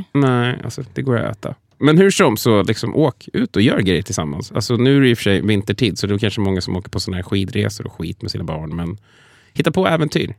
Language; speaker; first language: Swedish; native; Swedish